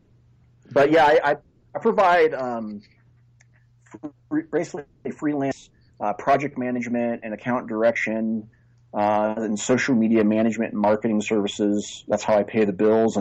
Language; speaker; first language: English; native; English